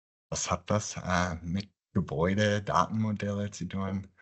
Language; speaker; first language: German; non-native, fluent; English